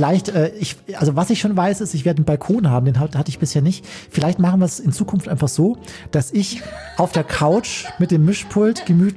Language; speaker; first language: German; native; German